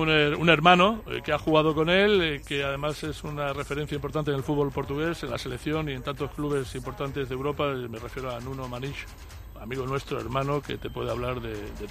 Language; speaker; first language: Spanish; native; Spanish